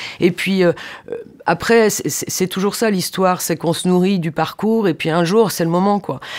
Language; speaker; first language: French; native; French